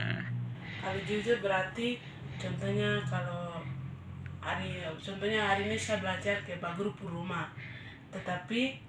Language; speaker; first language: Indonesian; non-native, local second language; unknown